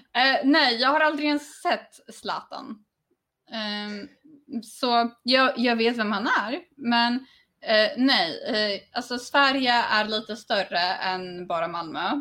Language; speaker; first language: Swedish; early bilingual, other home language; Polish